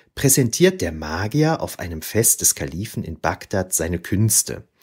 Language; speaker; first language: German; native; German